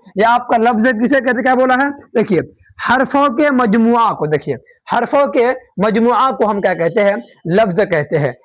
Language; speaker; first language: Urdu; native; Urdu